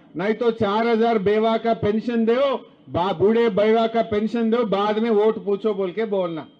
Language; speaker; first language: Hindi; non-native, local second language; Telugu